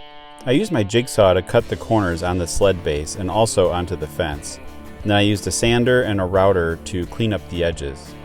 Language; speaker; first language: English; native; English